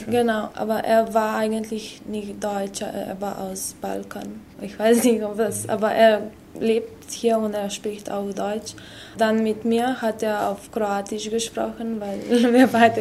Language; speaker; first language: German; non-native, fluent; Slovenian